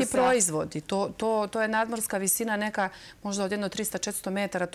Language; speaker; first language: Serbian; native; Serbian